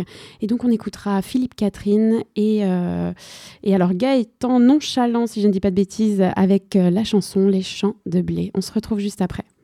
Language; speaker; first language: French; native; French